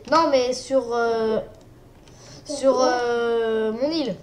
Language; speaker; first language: French; native; French